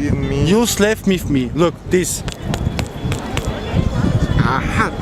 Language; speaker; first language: English; non-native, learner; Turkish